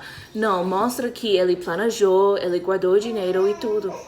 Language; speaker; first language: Portuguese; non-native, fluent; English